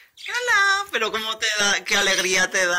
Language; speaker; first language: Spanish; native; Spanish